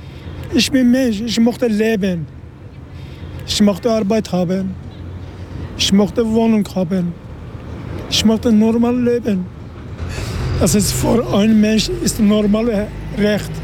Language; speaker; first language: German; non-native, learner; Persian